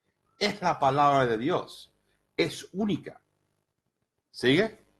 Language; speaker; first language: Spanish; early bilingual, heritage; Spanish